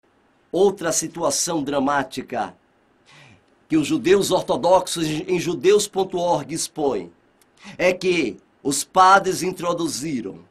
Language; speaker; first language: Portuguese; native; Portuguese